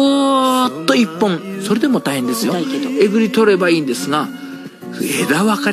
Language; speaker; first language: Japanese; native; Japanese